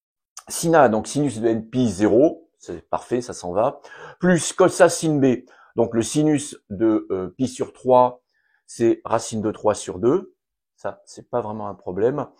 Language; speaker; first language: French; native; French